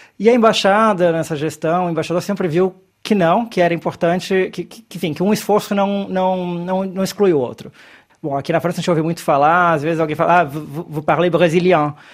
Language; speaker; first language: Portuguese; native; Portuguese